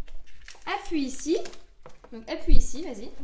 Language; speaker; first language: French; native; French